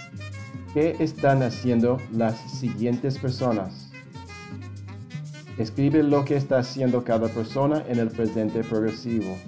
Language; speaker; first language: Spanish; non-native, fluent; English